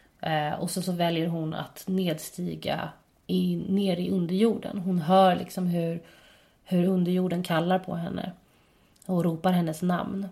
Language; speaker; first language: Swedish; native; Swedish